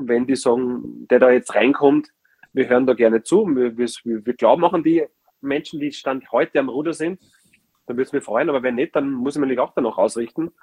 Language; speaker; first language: German; native; German